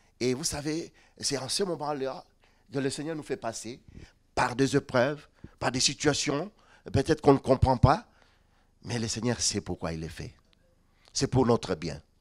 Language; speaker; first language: French; non-native, local second language; Lingala